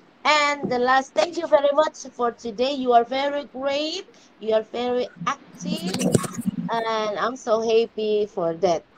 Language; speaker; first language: English; non-native, learner; Indonesian